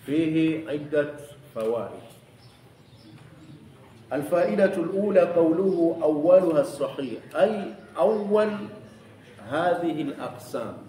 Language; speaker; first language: Arabic; non-native, fluent; Swahili